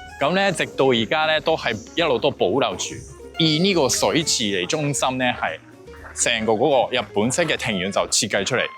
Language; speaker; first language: Cantonese; non-native, fluent; Japanese